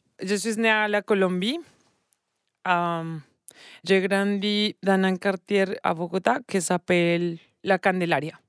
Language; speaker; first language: French; non-native, learner; Spanish